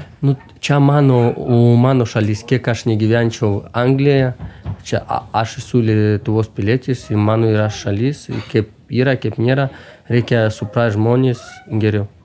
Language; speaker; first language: Lithuanian; non-native, local second language; Romany